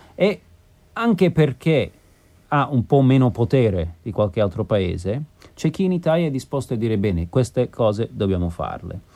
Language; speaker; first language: Italian; non-native, fluent; English